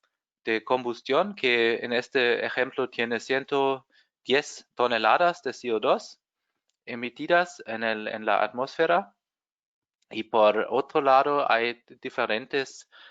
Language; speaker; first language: Spanish; non-native, fluent; German